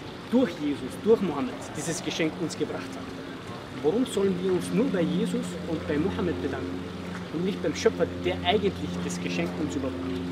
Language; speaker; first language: German; early bilingual, other home language; Bosnian